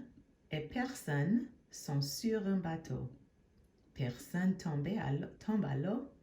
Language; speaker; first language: French; non-native, fluent; English